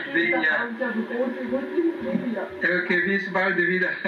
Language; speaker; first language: German; non-native, learner; Kinyarwanda